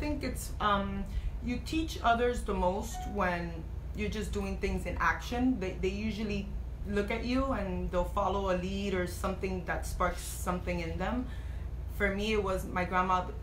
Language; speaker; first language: English; native; English